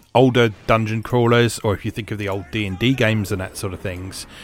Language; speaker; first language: English; native; English